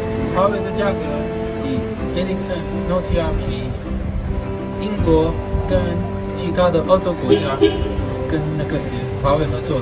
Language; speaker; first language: Chinese; non-native, learner; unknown